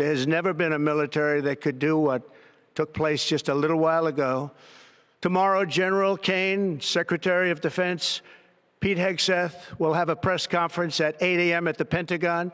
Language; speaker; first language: English; native; English